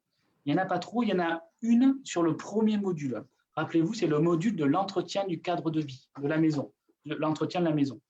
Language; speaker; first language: French; native; French